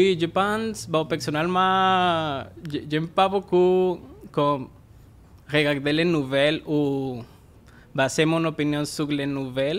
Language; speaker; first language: French; non-native, fluent; Spanish